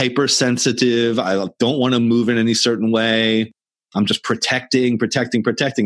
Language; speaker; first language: English; native; English